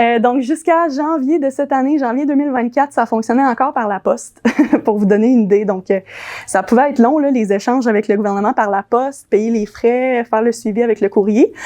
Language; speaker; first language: French; early bilingual, other home language; English